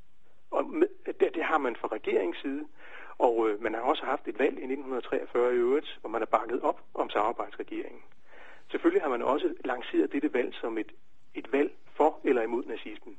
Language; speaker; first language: Danish; native; Danish